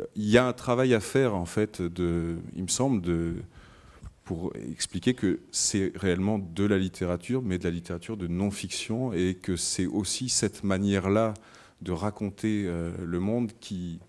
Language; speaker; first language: French; native; French